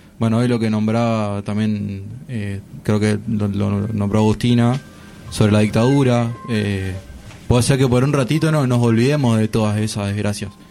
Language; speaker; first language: Spanish; native; Spanish